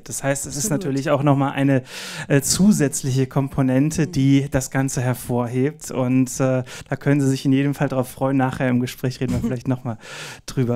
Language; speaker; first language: German; native; German